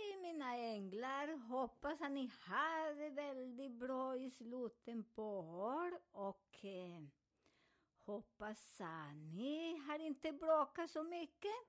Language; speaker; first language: Swedish; non-native, fluent; Spanish